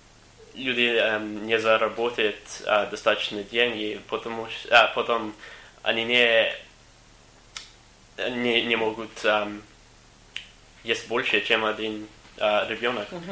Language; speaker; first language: Russian; non-native, learner; English